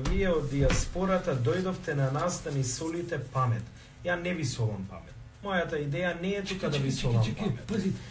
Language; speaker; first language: Macedonian; early bilingual, heritage; Macedonian